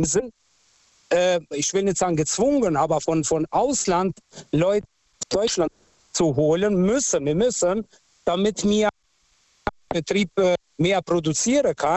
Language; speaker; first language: German; non-native, fluent; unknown